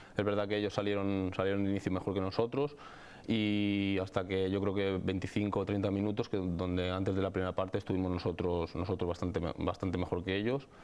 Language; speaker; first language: Spanish; native; Spanish